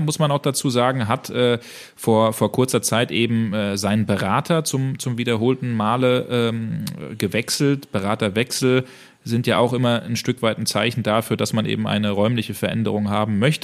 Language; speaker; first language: German; native; German